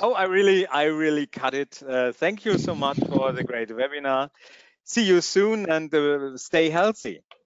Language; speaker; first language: English; non-native, fluent; German